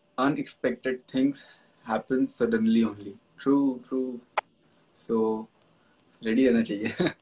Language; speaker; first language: Hindi; native; Hindi